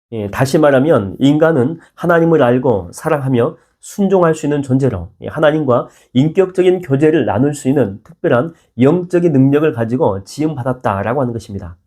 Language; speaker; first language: Korean; native; Korean